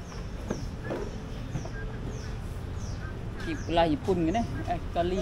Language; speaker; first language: Thai; native; Thai